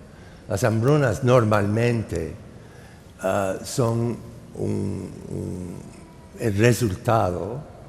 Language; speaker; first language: Spanish; non-native, fluent; English